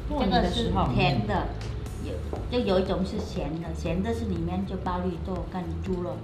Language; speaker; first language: Chinese; non-native, learner; Vietnamese